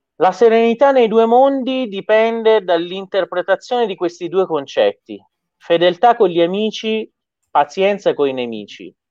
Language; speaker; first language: Italian; non-native, fluent; Persian